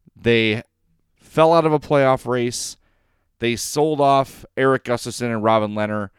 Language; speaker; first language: English; native; English